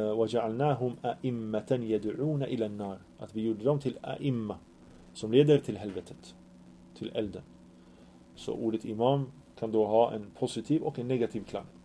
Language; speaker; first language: Swedish; early bilingual, other home language; Arabic